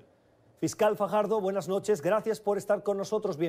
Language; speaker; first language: Spanish; native; Spanish